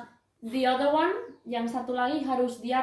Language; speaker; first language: Indonesian; non-native, fluent; Spanish